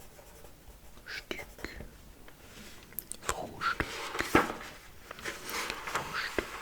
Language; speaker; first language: German; non-native, learner; English